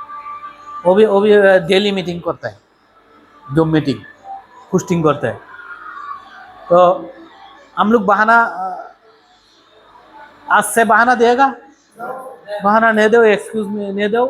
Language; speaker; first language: Hindi; non-native, learner; Bangla